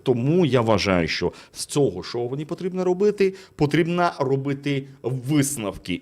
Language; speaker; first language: Ukrainian; non-native, fluent; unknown